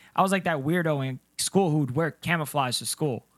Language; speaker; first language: English; non-native, fluent; Spanish